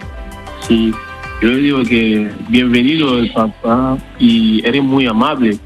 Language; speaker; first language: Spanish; non-native, learner; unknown